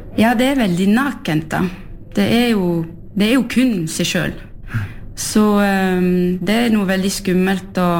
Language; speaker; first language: Norwegian; early bilingual, heritage; French